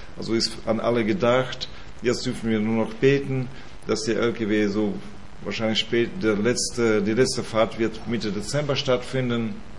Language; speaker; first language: German; early bilingual, heritage; German